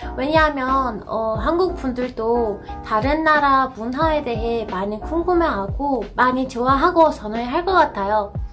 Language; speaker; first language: Korean; non-native, fluent; Persian